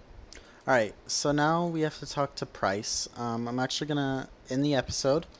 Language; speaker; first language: English; native; English